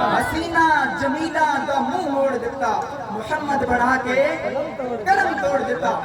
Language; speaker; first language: Urdu; non-native, local second language; Punjabi